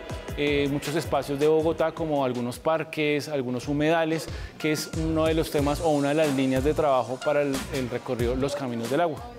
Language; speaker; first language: Spanish; native; Spanish